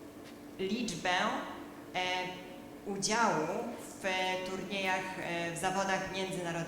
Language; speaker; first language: Polish; native; Polish